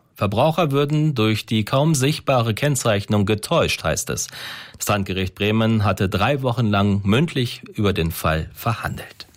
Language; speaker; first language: German; native; German